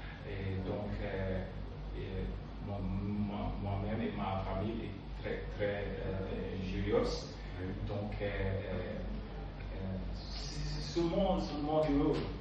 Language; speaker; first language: French; non-native, learner; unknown